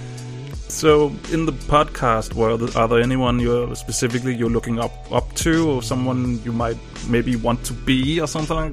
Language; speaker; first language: English; non-native, fluent; Danish